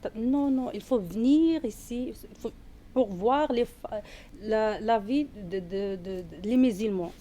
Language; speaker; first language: French; non-native, learner; Arabic